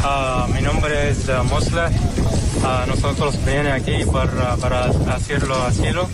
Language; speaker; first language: Spanish; non-native, learner; Arabic